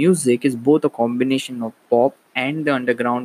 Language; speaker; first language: English; non-native, local second language; Marathi